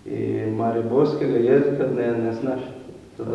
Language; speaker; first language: Slovenian; non-native, learner; Portuguese